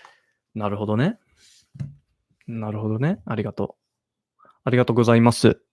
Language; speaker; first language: Japanese; non-native, learner; English